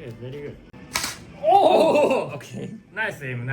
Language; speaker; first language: English; non-native, learner; Japanese